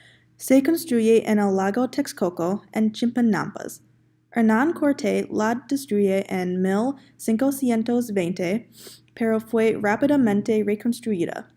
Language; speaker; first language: Spanish; non-native, learner; English